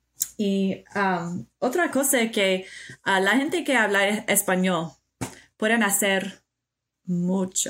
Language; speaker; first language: Spanish; non-native, fluent; English